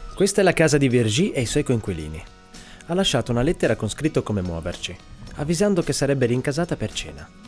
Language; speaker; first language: Italian; native; Italian